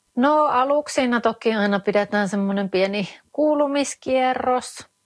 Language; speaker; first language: Finnish; native; Finnish